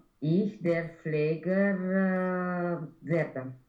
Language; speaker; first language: German; non-native, learner; Romanian